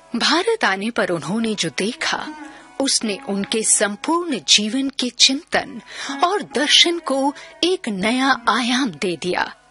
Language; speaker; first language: Hindi; native; Hindi